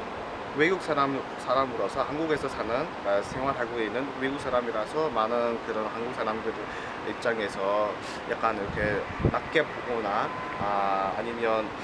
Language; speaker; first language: Korean; non-native, learner; Mongolian